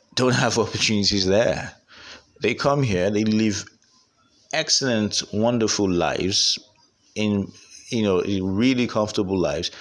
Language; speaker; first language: English; non-native, local second language; Igbo